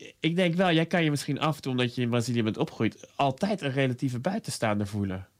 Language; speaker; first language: Dutch; native; Dutch